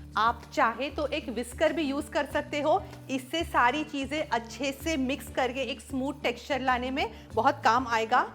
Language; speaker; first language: Hindi; non-native, local second language; Marathi